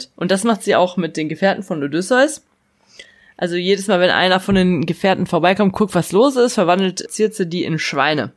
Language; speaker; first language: German; native; German